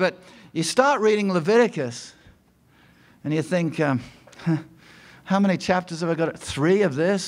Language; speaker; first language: English; native; English